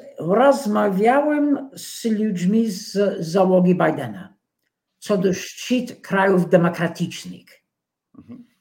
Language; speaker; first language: Polish; non-native, fluent; English